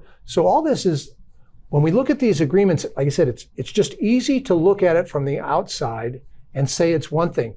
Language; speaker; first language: English; native; English